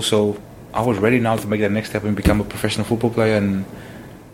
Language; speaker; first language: English; non-native, local second language; Afrikaans